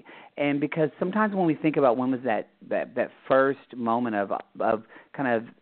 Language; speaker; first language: English; native; English